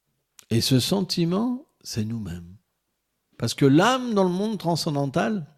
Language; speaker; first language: French; native; French